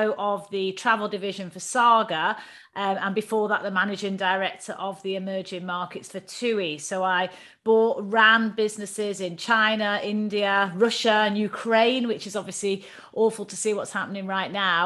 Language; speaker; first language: English; native; English